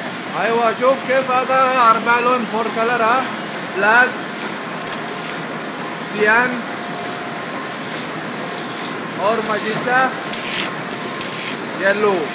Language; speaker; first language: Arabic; non-native, learner; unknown